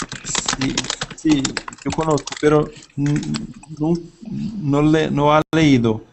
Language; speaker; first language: Spanish; non-native, learner; Portuguese